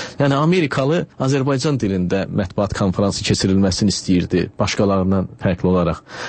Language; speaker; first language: Azerbaijani; native; Azerbaijani